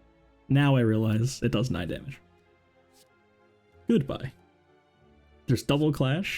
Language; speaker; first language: English; native; English